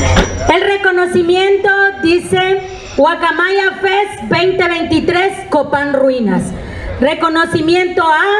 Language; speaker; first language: Spanish; native; Spanish